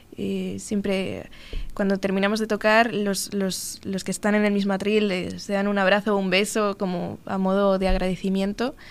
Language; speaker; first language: Spanish; native; Spanish